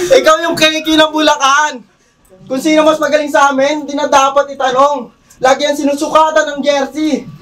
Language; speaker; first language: Filipino; native; Filipino